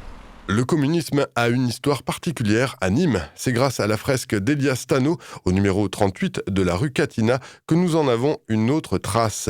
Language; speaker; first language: French; native; French